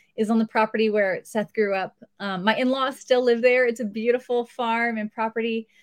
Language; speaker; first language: English; native; English